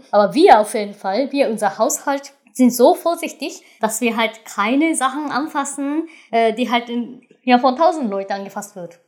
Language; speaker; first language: German; non-native, fluent; Japanese